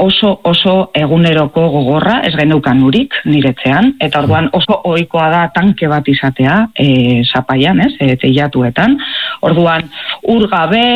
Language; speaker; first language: Basque; native; Basque